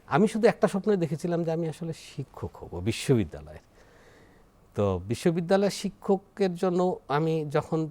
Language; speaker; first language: Bangla; native; Bangla